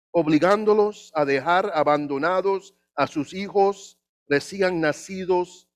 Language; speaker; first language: Spanish; non-native, learner; English